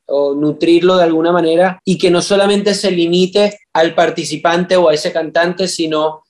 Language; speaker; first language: Spanish; native; Spanish